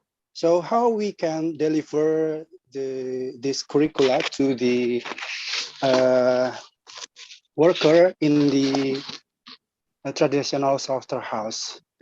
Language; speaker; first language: English; non-native, learner; Indonesian